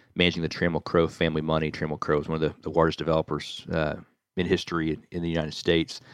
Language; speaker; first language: English; native; English